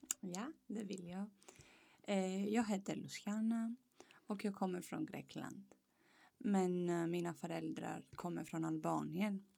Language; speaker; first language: Swedish; non-native, fluent; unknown